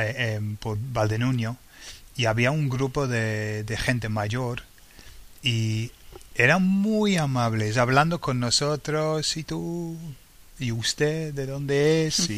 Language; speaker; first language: Spanish; non-native, fluent; English